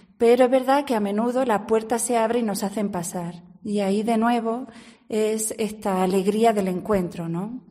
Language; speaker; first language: Spanish; native; Spanish